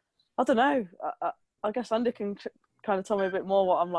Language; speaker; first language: English; native; English